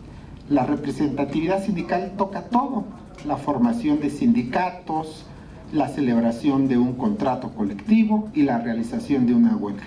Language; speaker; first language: Spanish; native; Spanish